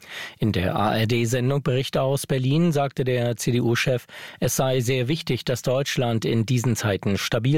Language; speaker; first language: German; native; German